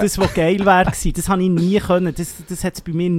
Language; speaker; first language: German; native; German